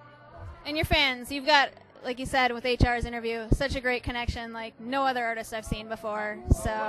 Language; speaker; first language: English; native; English